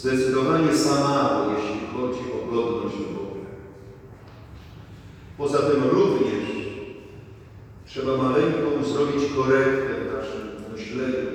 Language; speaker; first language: Polish; native; Polish